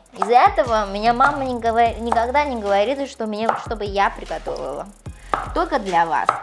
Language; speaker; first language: Russian; non-native, fluent; Chinese